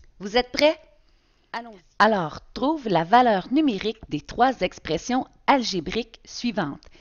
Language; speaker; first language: French; native; French